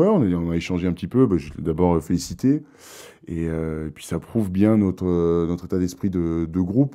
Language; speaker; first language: French; native; French